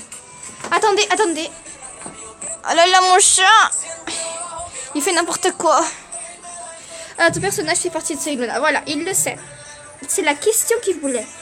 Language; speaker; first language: French; early bilingual, other home language; Portuguese